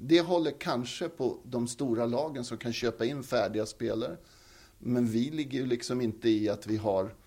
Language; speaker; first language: Swedish; native; Swedish